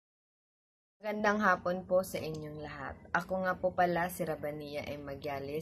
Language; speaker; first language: Filipino; native; Filipino